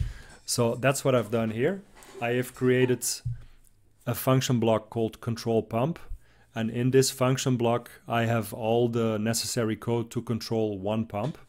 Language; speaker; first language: English; non-native, fluent; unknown